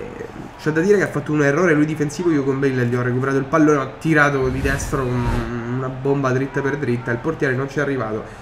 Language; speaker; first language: Italian; native; Italian